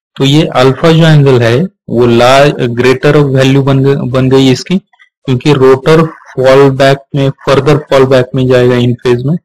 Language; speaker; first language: Hindi; non-native, local second language; Marathi